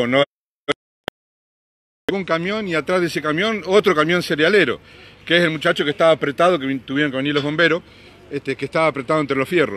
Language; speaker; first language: Spanish; native; Spanish